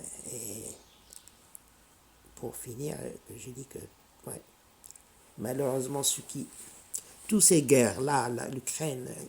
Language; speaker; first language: French; non-native, local second language; Arabic